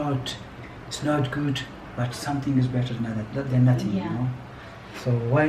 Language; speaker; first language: English; non-native, learner; Persian